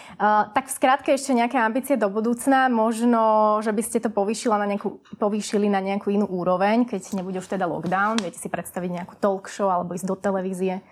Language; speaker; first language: Slovak; native; Slovak